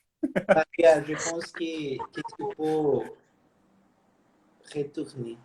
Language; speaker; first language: French; non-native, learner; Portuguese